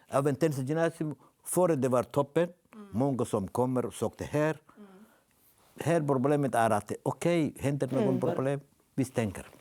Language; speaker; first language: Swedish; non-native, learner; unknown